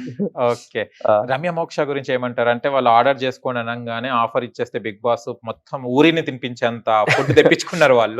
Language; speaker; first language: Telugu; native; Telugu